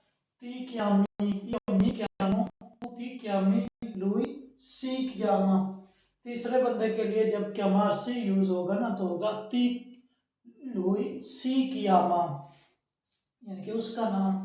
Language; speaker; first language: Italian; non-native, fluent; Urdu